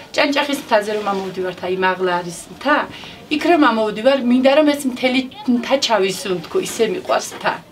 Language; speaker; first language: Georgian; native; Georgian